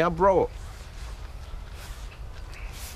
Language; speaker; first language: German; native; German